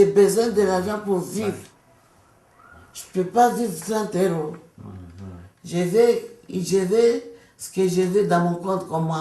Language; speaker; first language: French; non-native, local second language; Réunion Creole French